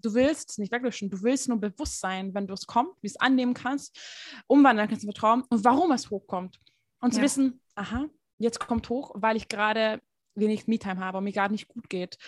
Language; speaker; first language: German; non-native, fluent; Hungarian